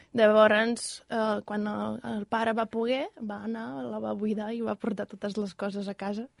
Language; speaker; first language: Catalan; non-native, fluent; Ukrainian